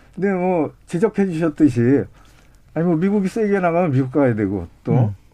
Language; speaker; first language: Korean; native; Korean